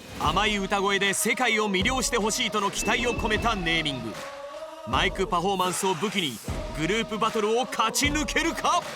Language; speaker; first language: Japanese; native; Japanese